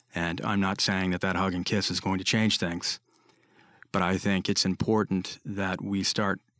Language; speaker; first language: English; native; English